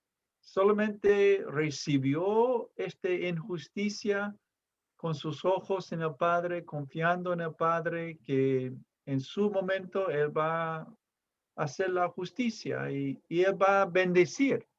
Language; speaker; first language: Spanish; non-native, fluent; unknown